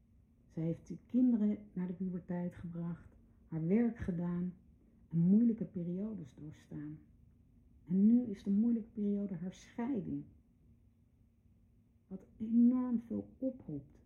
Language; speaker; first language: Dutch; native; Dutch